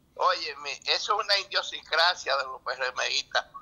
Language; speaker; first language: Spanish; native; Spanish